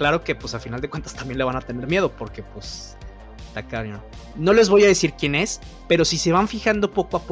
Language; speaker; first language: Spanish; native; Spanish